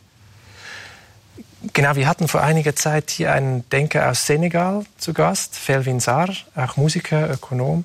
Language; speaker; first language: German; native; German